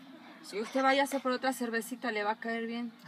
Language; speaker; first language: Spanish; native; Spanish